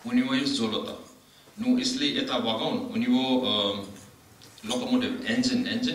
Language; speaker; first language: Russian; non-native, learner; Hindi